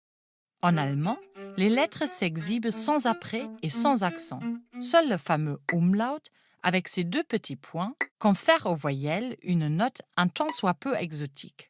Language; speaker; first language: French; non-native, fluent; German